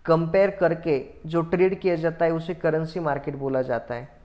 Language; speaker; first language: Hindi; non-native, local second language; Marathi